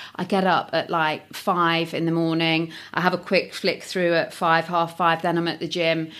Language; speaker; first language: English; native; English